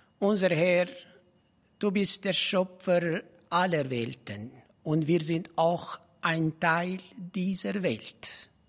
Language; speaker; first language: German; non-native, fluent; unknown